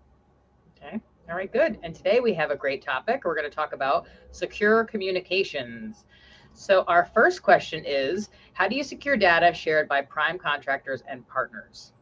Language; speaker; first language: English; native; English